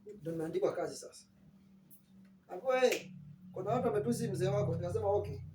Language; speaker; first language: Swahili; non-native, local second language; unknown